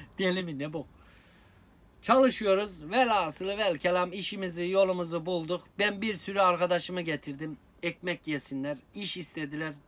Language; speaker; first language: Turkish; native; Turkish